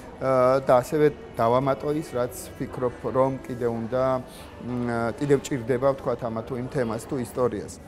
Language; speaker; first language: Georgian; native; Georgian